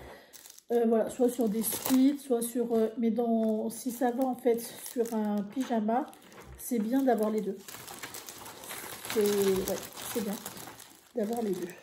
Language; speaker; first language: French; native; French